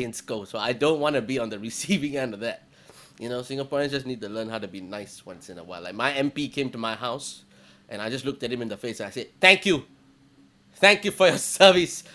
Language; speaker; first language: English; native; English